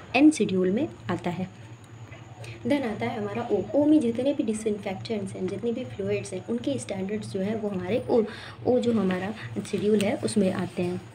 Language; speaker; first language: Hindi; native; Hindi